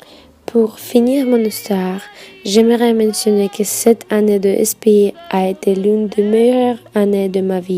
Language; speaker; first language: French; non-native, fluent; Russian